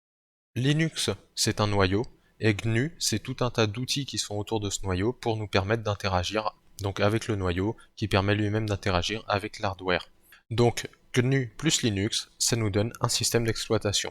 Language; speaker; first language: French; native; French